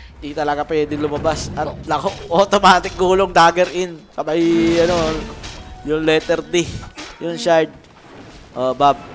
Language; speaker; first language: Filipino; native; Filipino